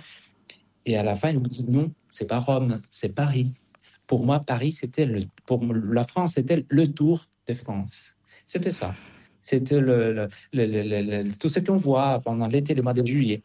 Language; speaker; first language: French; non-native, fluent; Spanish